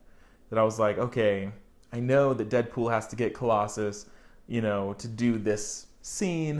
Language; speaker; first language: English; native; English